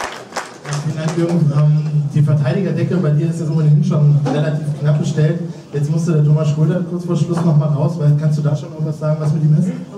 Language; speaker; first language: German; native; German